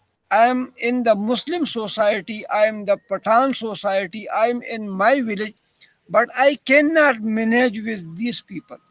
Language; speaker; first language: English; non-native, learner; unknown